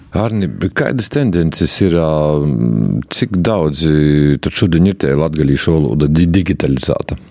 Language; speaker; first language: Latvian; native; Latvian